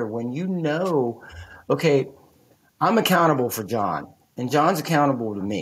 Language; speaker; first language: English; native; English